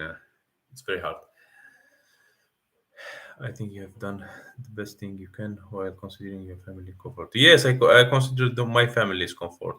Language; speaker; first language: English; non-native, fluent; Arabic